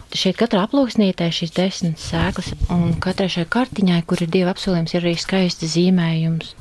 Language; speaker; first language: Latvian; native; Latvian